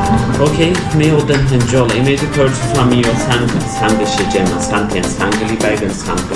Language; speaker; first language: Chinese; non-native, fluent; Turkish